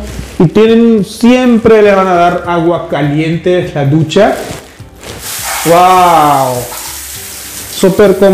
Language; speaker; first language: Spanish; non-native, fluent; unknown